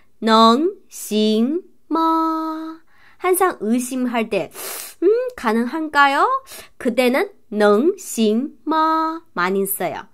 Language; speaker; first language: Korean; non-native, fluent; Chinese